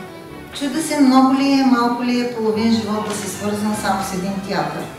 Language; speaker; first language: Bulgarian; native; Bulgarian